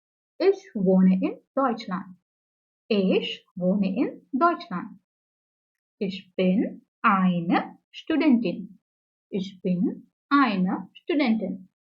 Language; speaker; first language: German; non-native, learner; English